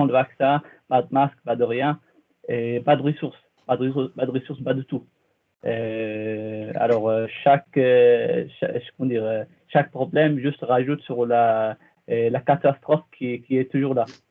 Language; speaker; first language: French; non-native, fluent; Arabic